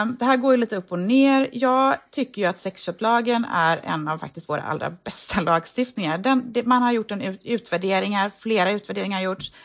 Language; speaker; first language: Swedish; native; Swedish